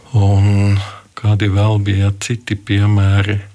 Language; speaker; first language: Latvian; non-native, fluent; German